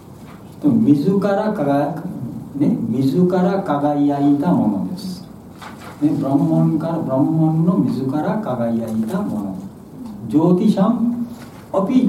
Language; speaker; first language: Japanese; non-native, learner; Bangla